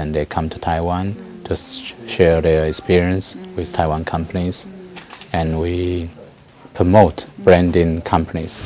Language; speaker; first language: English; non-native, fluent; Chinese